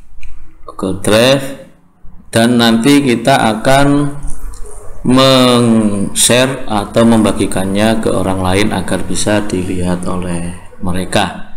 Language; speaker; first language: Indonesian; native; Indonesian